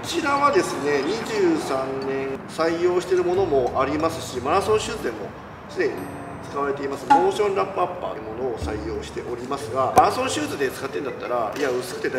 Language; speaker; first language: Japanese; native; Japanese